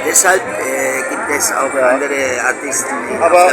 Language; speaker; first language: German; early bilingual, heritage; Spanish